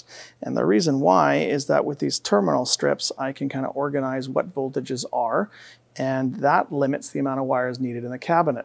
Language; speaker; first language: English; native; English